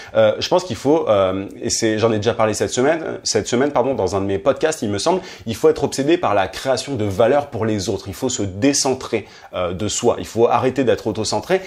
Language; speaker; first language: French; native; French